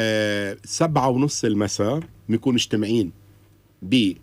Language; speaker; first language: Arabic; native; Arabic